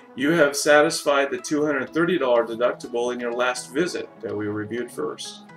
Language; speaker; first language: English; native; English